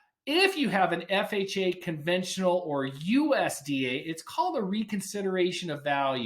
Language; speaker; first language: English; native; English